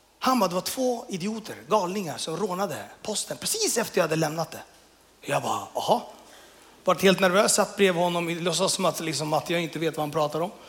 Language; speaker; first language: Swedish; early bilingual, other home language; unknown